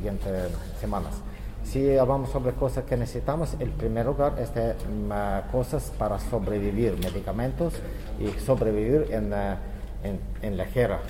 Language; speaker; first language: Spanish; non-native, learner; Ukrainian